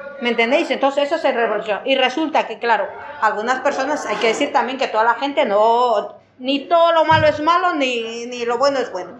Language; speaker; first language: Spanish; native; Spanish